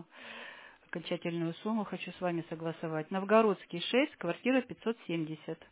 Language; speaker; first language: Russian; native; Russian